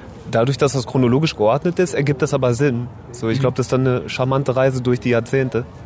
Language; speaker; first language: German; native; German